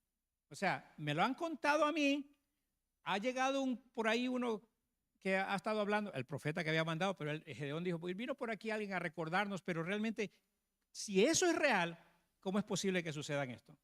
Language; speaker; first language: Spanish; native; Spanish